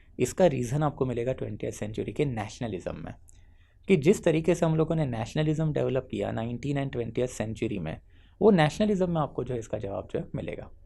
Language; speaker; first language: Hindi; non-native, local second language; Marathi